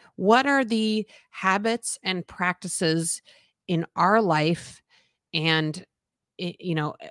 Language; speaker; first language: English; native; English